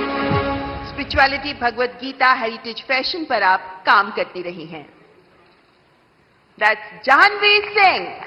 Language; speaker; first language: Hindi; native; Hindi